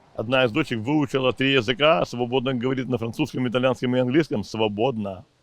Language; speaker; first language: Russian; native; Russian